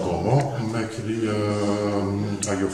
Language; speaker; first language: Greek; non-native, learner; Dutch